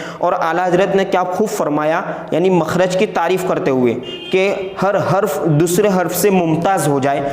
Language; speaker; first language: Urdu; native; Urdu